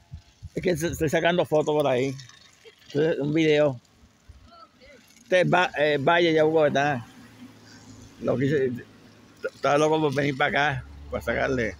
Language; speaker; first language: Spanish; native; Spanish